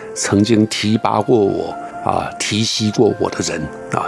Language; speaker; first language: Chinese; non-native, local second language; Min Nan Chinese